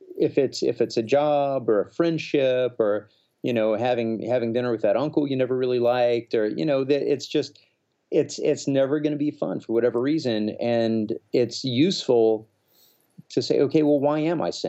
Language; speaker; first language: English; native; English